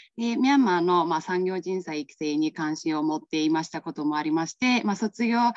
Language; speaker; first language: Japanese; non-native, fluent; Burmese